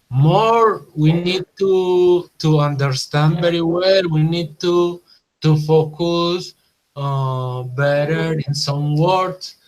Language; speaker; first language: English; non-native, learner; Spanish